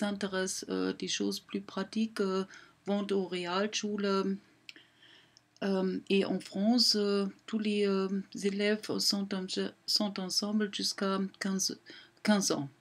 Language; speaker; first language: French; non-native, learner; German